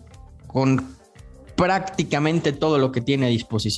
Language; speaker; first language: Spanish; native; Spanish